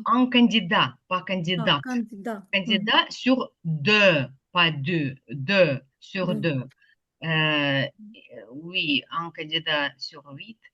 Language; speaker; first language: French; non-native, fluent; Ukrainian